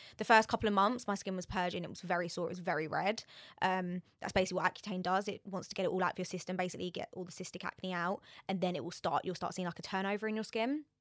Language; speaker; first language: English; native; English